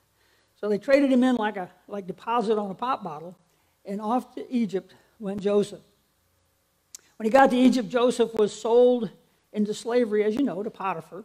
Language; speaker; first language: English; native; English